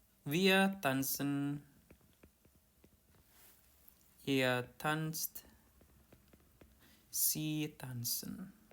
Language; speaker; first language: German; non-native, fluent; Indonesian